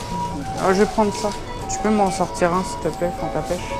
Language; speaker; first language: French; native; French